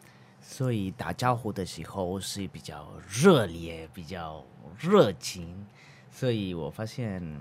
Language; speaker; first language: Chinese; non-native, learner; Spanish